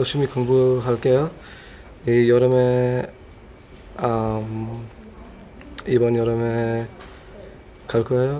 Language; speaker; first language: Korean; non-native, learner; English